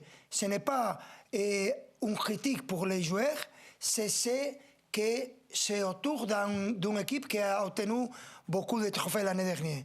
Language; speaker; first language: French; non-native, fluent; Spanish